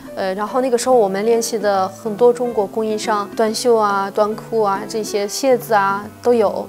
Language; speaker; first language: Chinese; non-native, fluent; Arabic